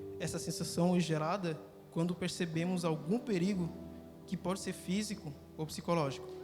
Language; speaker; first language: Portuguese; non-native, fluent; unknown